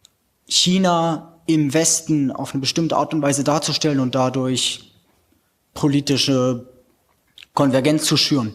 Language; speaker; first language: German; native; German